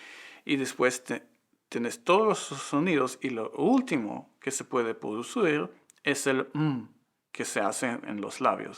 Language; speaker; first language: Spanish; non-native, fluent; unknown